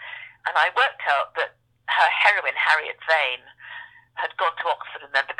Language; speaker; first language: English; native; English